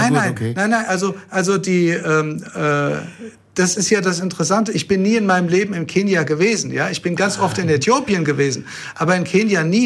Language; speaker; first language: German; native; German